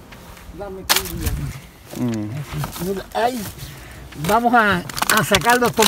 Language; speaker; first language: Spanish; native; Spanish